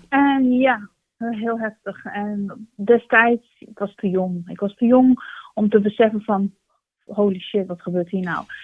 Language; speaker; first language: Dutch; early bilingual, other home language; Turkish